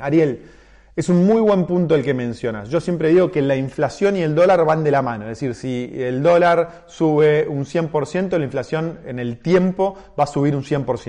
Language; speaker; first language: Spanish; native; Spanish